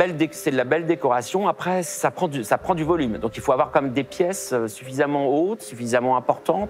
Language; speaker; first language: French; native; French